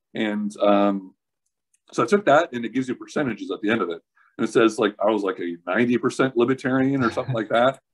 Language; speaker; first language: English; native; English